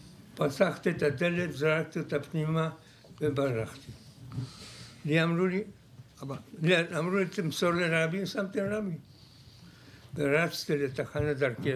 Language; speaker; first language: Hebrew; non-native, fluent; Polish